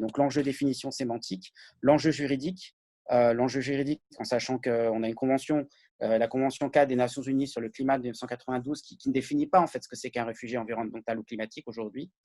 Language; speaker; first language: French; native; French